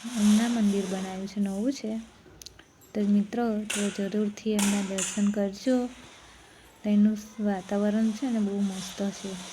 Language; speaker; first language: Gujarati; native; Gujarati